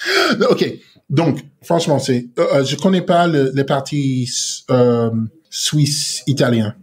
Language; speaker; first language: French; non-native, learner; English